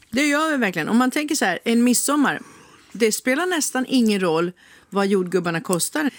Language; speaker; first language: Swedish; native; Swedish